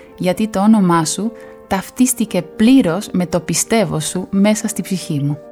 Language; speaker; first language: Greek; non-native, fluent; Spanish